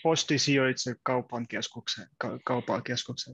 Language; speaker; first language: Finnish; non-native, learner; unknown